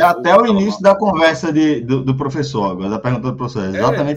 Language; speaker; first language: Portuguese; native; Portuguese